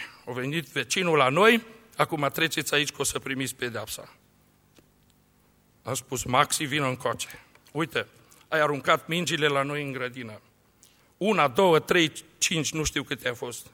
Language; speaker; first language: Romanian; native; Romanian